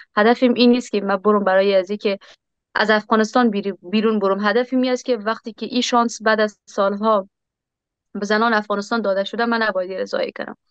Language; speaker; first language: Persian; native; Persian